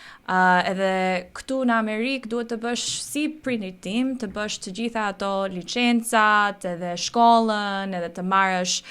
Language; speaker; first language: Albanian; early bilingual, heritage; Albanian